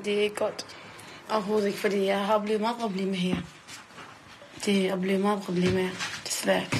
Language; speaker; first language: Danish; non-native, learner; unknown